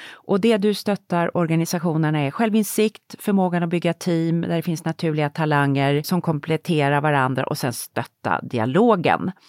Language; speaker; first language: Swedish; native; Swedish